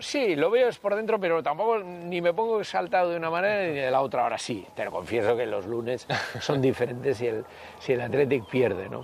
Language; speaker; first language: Spanish; native; Spanish